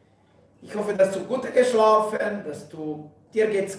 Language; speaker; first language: German; non-native, fluent; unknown